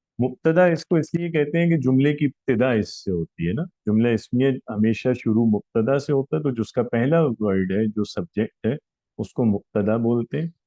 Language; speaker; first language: Urdu; native; Urdu